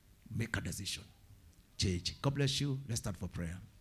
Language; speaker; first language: English; non-native, local second language; Kikuyu